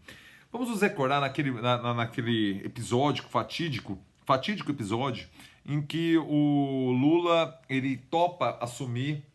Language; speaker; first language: Portuguese; native; Portuguese